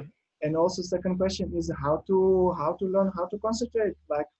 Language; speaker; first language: English; non-native, learner; Russian